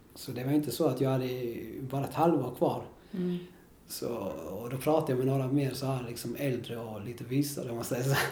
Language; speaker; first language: Swedish; early bilingual, other home language; Spanish